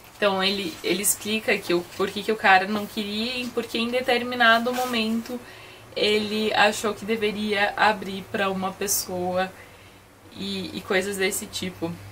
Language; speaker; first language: Portuguese; native; Portuguese